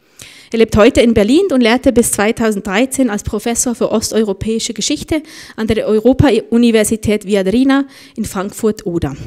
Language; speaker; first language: German; native; German